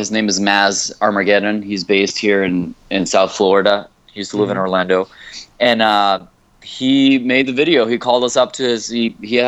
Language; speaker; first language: English; non-native, fluent; Spanish